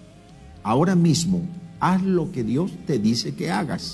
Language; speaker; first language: Spanish; native; Spanish